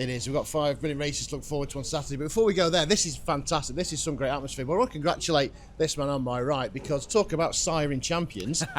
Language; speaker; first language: English; native; English